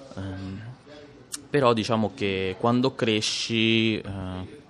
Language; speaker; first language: Italian; native; Italian